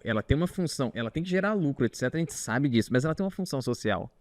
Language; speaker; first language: Portuguese; native; Portuguese